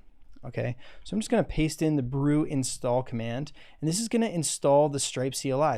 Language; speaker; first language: English; native; English